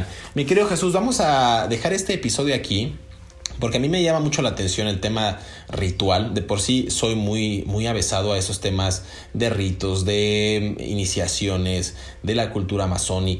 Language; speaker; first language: Spanish; native; Spanish